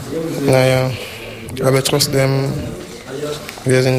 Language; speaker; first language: German; non-native, fluent; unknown